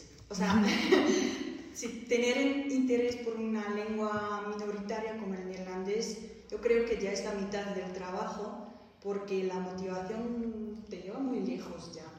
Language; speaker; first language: Spanish; non-native, fluent; Dutch